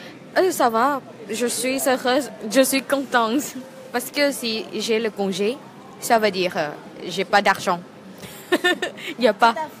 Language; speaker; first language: French; non-native, learner; Thai